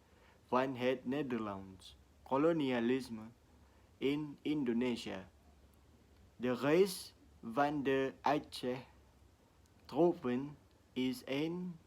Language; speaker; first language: Dutch; non-native, learner; Indonesian